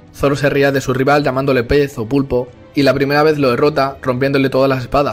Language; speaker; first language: Spanish; native; Spanish